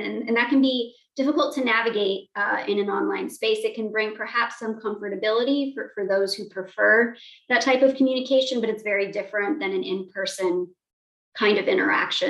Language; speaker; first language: English; native; English